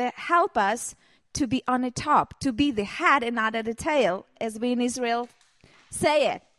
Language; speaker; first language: English; non-native, learner; Hebrew